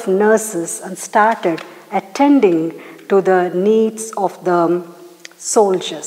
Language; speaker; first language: English; non-native, local second language; Malayalam